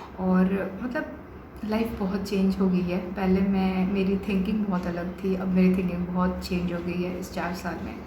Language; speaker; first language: Hindi; non-native, local second language; Bangla